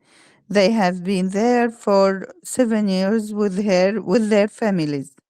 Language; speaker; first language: English; non-native, learner; Arabic